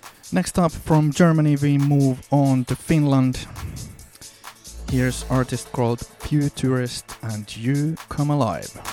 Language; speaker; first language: English; non-native, fluent; Finnish